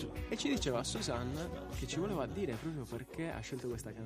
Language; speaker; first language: Italian; native; Italian